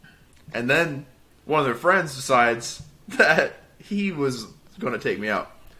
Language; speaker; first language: English; native; English